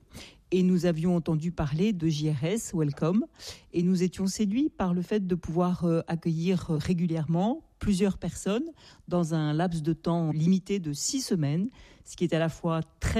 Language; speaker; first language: French; native; French